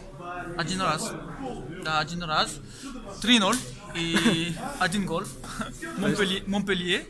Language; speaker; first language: Russian; non-native, learner; French